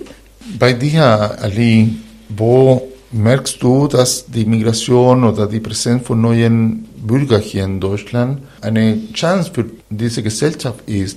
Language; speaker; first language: German; non-native, fluent; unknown